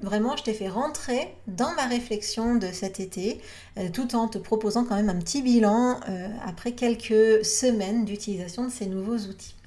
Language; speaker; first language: French; native; French